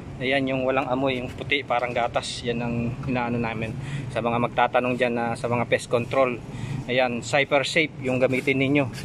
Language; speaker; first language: Filipino; non-native, local second language; Pampanga